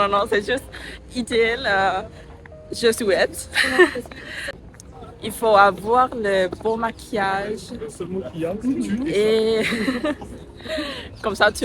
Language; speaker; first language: French; non-native, learner; Thai